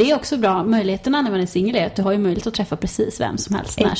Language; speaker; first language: Swedish; native; Swedish